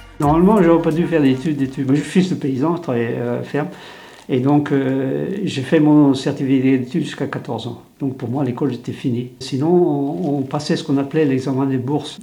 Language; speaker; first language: French; non-native, local second language; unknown